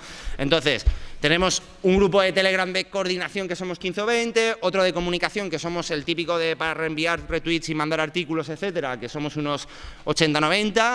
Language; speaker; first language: Spanish; native; Spanish